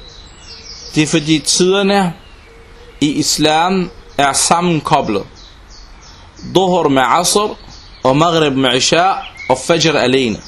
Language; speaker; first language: Danish; non-native, local second language; Arabic